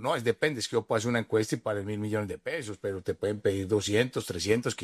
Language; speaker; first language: Spanish; native; Spanish